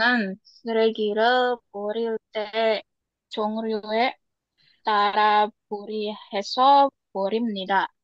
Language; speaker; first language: Korean; non-native, learner; Indonesian